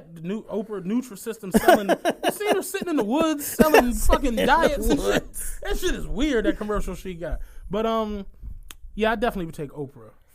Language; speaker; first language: English; native; English